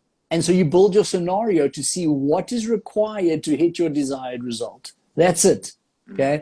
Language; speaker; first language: English; native; English